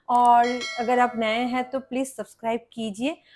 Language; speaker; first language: Hindi; non-native, local second language; Bangla